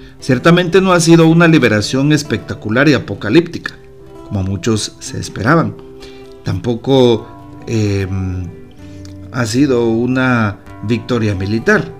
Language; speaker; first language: Spanish; native; Spanish